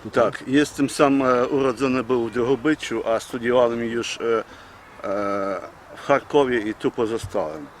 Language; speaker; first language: Polish; early bilingual, heritage; Polish